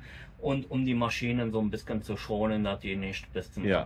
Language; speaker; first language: German; native; German